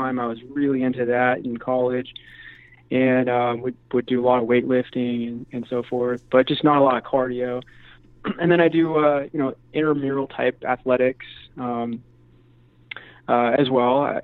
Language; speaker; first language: English; native; English